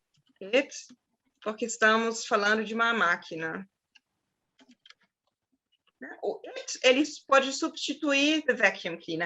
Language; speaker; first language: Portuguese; non-native, fluent; German